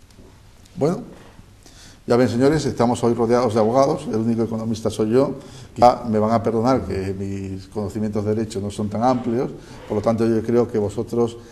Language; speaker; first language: Spanish; native; Spanish